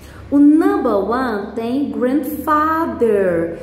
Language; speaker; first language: English; non-native, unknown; Portuguese